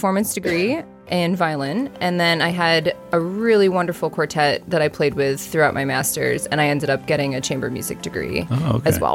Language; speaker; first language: English; native; English